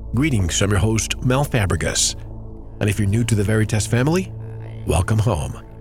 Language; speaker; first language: English; native; English